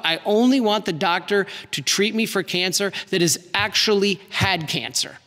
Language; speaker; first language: English; native; English